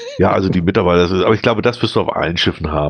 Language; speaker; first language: German; native; German